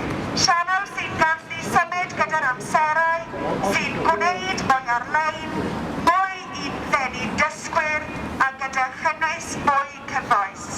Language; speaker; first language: Welsh; non-native, local second language; English